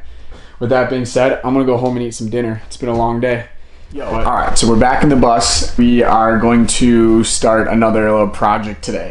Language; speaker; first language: English; native; English